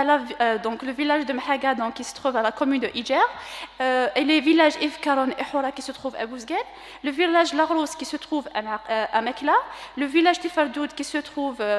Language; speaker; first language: French; non-native, local second language; Kabyle